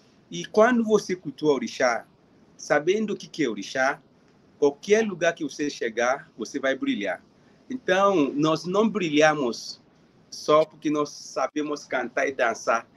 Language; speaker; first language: Portuguese; non-native, fluent; Yoruba